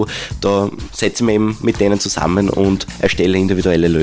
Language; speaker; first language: German; native; German